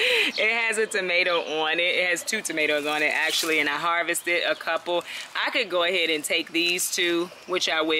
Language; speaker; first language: English; native; English